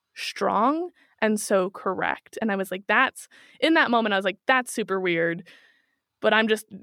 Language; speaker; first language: English; native; English